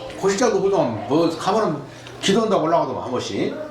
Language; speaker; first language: Korean; native; Korean